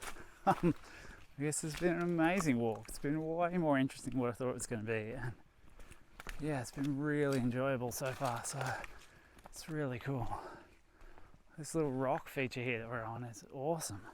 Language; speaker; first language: English; native; English